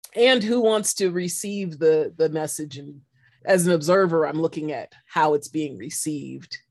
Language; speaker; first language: English; native; English